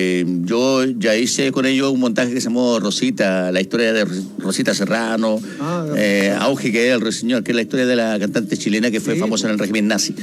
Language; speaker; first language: Spanish; native; Spanish